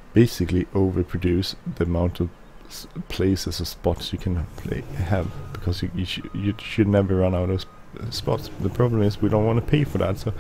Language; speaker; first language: English; non-native, fluent; Swedish